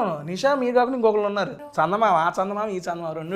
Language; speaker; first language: Telugu; native; Telugu